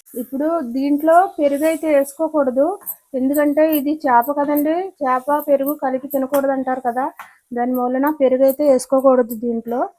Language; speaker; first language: Telugu; native; Telugu